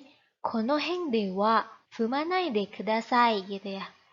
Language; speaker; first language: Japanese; non-native, fluent; Indonesian